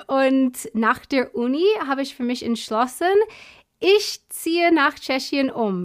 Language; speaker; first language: German; non-native, fluent; English